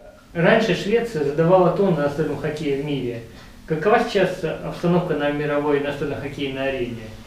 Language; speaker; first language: Russian; native; Russian